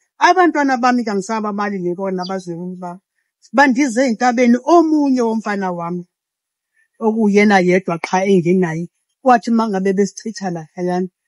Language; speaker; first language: Zulu; native; Zulu